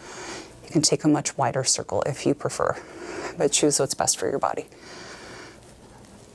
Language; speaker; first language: English; native; English